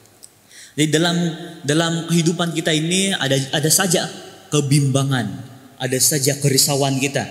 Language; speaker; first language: Malay; native; Malay